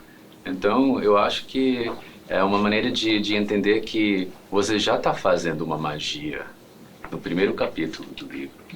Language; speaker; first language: Portuguese; non-native, fluent; English